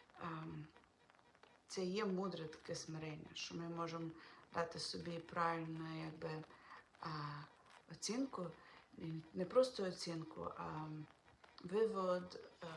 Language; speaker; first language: Ukrainian; non-native, local second language; Russian